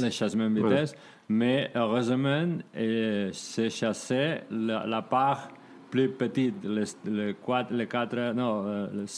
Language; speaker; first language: French; non-native, learner; Spanish